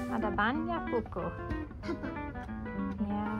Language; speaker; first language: Indonesian; non-native, learner; English